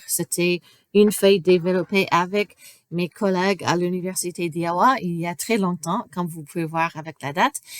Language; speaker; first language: French; non-native, fluent; English